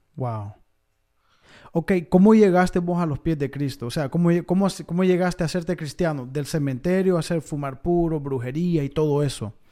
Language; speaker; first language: Spanish; native; Spanish